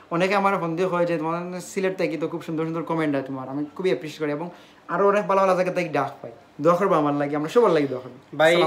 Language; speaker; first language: Bangla; non-native, local second language; Sylheti